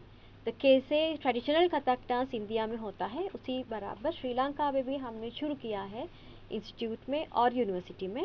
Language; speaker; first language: Hindi; non-native, fluent; Sinhala